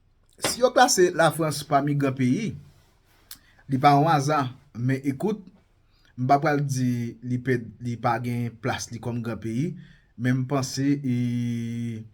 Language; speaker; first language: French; non-native, local second language; Haitian Creole